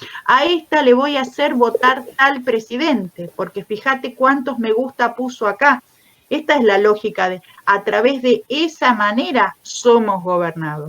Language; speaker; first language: Spanish; native; Spanish